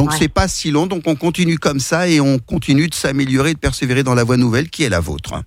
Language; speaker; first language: French; native; French